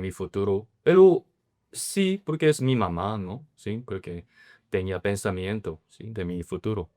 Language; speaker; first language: Spanish; non-native, learner; Korean